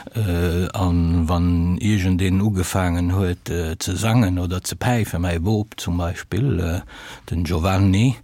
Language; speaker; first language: Luxembourgish; early bilingual, other home language; Italian